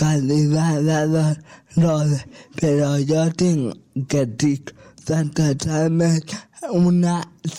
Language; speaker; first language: Catalan; non-native, local second language; Spanish